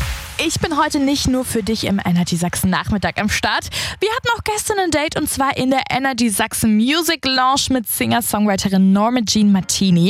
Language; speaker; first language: German; native; German